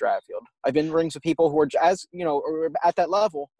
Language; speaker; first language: English; native; English